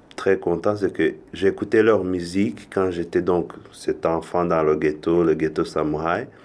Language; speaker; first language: French; non-native, local second language; Kinyarwanda